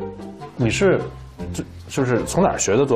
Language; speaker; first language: Chinese; native; Chinese